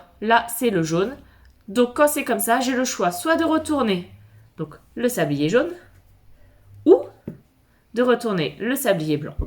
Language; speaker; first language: French; native; French